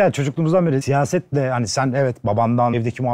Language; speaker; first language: Turkish; native; Turkish